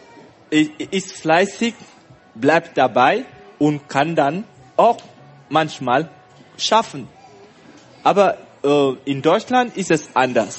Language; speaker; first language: German; non-native, fluent; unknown